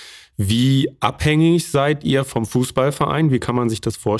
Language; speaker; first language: German; native; German